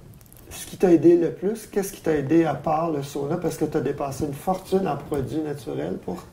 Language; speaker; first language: French; native; French